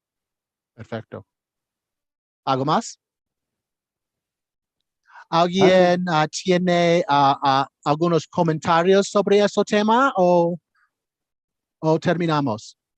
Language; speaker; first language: Spanish; non-native, learner; English